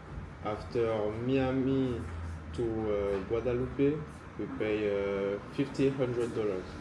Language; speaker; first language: English; non-native, learner; French